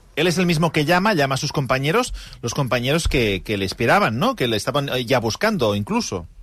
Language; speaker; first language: Spanish; non-native, local second language; Catalan